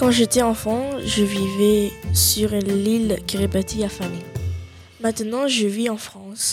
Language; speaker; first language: French; non-native, learner; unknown